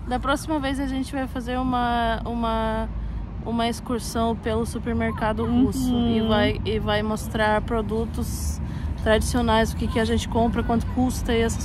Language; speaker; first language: Portuguese; non-native, fluent; Russian